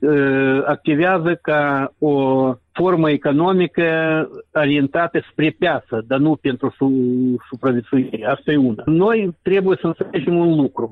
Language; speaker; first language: Romanian; non-native, local second language; Russian